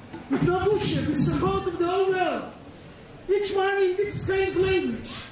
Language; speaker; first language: English; non-native, fluent; Hebrew